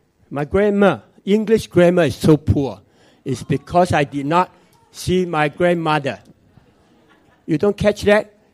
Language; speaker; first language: English; non-native, local second language; Min Nan Chinese